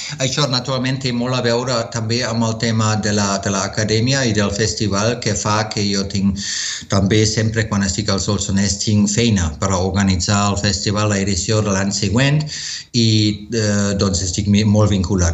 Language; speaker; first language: Catalan; non-native, fluent; German